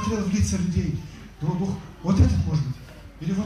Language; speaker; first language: Russian; native; Russian